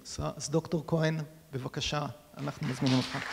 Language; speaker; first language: Hebrew; native; Hebrew